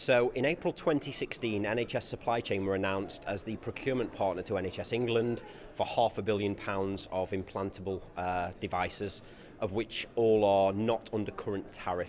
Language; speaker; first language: English; native; English